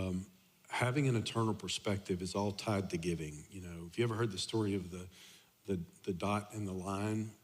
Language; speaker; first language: English; native; English